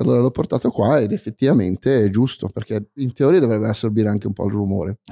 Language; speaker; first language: Italian; non-native, fluent; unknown